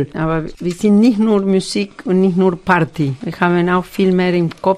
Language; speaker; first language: German; non-native, fluent; Spanish